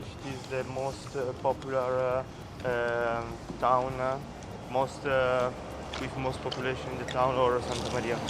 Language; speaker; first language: English; non-native, fluent; Italian